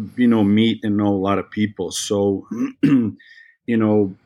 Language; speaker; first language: English; non-native, fluent; Serbian